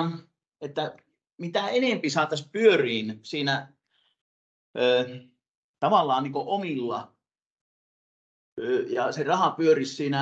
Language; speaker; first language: Finnish; native; Finnish